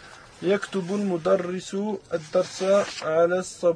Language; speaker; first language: Arabic; non-native, learner; French